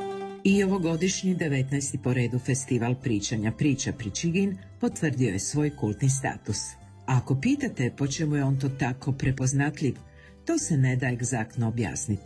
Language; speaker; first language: Serbian; native; Serbian